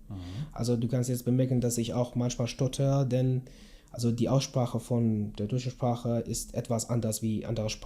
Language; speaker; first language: German; non-native, learner; Kurdish